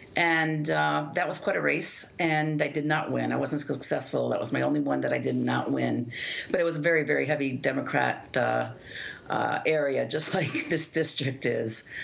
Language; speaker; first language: English; native; English